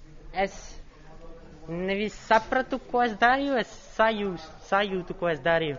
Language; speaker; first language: Latvian; non-native, local second language; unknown